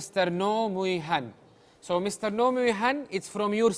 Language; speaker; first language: English; non-native, learner; Arabic